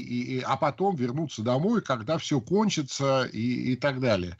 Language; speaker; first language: Russian; native; Russian